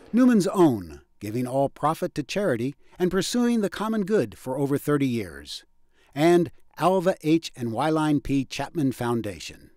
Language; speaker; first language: English; native; English